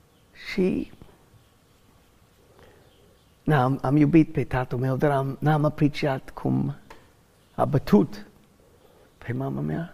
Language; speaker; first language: Romanian; non-native, learner; English